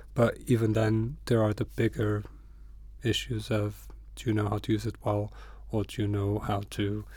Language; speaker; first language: English; non-native, fluent; Portuguese